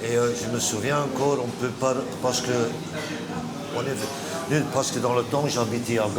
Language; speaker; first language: French; non-native, local second language; Dutch